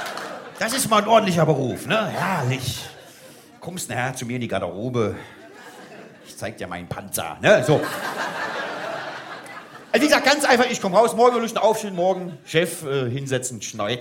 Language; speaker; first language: German; native; German